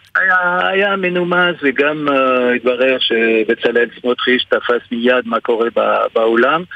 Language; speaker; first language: Hebrew; non-native, fluent; French